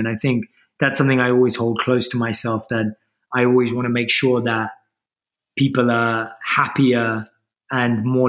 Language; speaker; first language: English; native; English